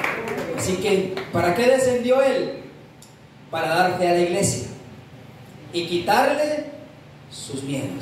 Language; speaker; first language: Spanish; native; Spanish